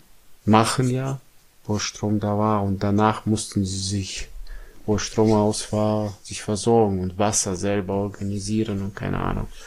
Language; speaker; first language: German; non-native, fluent; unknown